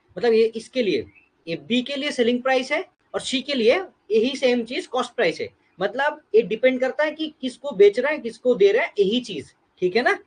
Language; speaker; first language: Hindi; non-native, local second language; Bangla